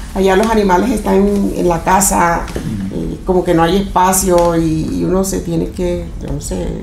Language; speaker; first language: Spanish; native; Spanish